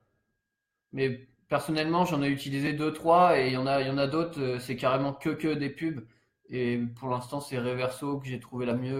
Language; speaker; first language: French; native; French